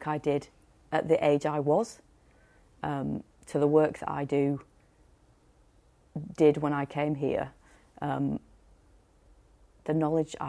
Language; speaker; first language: English; native; English